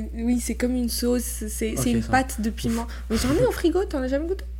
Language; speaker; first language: French; non-native, local second language; Arabic